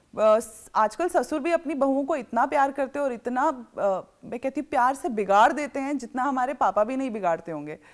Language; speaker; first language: Hindi; native; Hindi